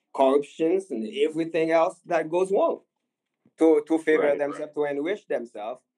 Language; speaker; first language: English; non-native, fluent; Haitian Creole